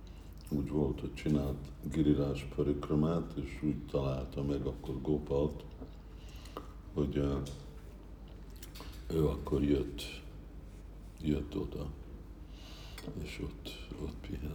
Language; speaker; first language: Hungarian; early bilingual, heritage; Hungarian